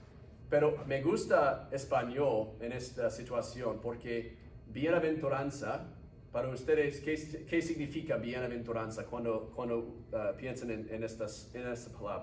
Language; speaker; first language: Spanish; non-native, fluent; English